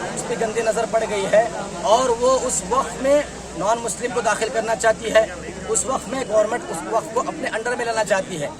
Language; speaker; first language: Urdu; native; Urdu